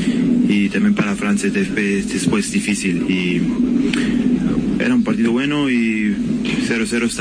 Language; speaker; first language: Spanish; non-native, fluent; French